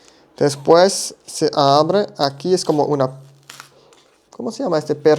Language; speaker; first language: Spanish; non-native, learner; German